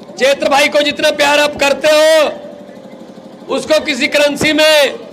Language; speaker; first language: Hindi; non-native, local second language; Punjabi